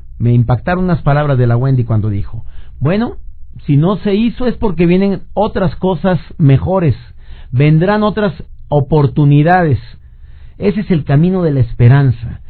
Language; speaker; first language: Spanish; native; Spanish